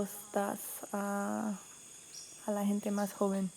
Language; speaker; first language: Spanish; non-native, fluent; English